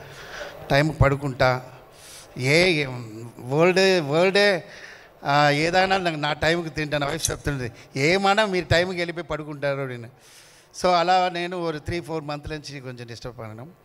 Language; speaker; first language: Telugu; non-native, fluent; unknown